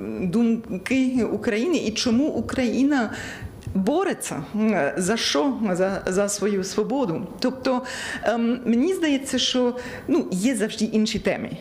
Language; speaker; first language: Ukrainian; non-native, learner; German